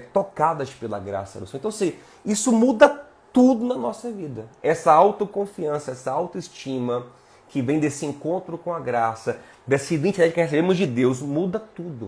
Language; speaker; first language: Portuguese; native; Portuguese